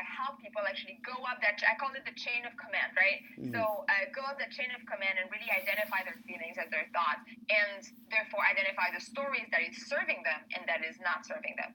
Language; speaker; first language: English; native; English